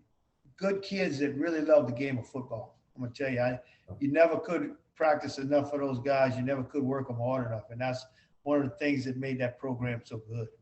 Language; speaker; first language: English; native; English